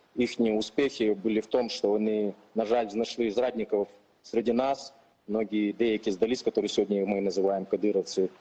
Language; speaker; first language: Ukrainian; non-native, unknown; Chechen